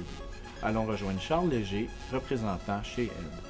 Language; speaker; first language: French; native; French